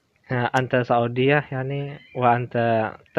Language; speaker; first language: Arabic; non-native, learner; Indonesian